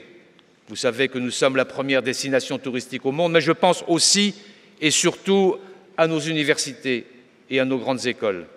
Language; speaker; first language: French; native; French